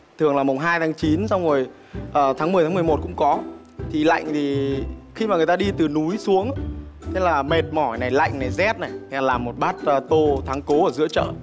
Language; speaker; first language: Vietnamese; non-native, local second language; Muong